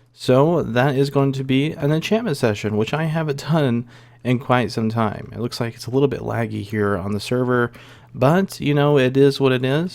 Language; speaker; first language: English; native; English